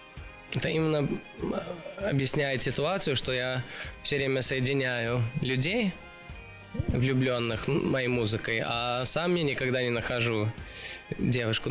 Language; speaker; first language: Russian; early bilingual, other home language; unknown